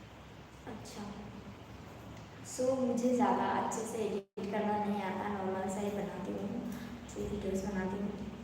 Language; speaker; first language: Hindi; non-native, local second language; Bangla